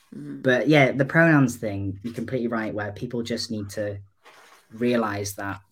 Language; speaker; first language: English; native; English